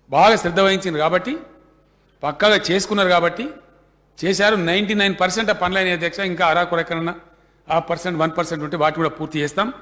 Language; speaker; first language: Telugu; native; Telugu